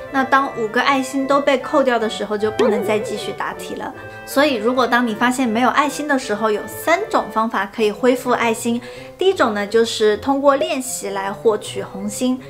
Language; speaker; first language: Chinese; native; Chinese